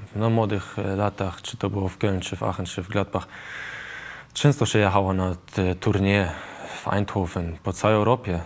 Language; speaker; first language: Polish; early bilingual, heritage; Polish